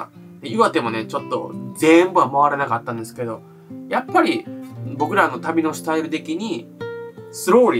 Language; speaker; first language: Japanese; native; Japanese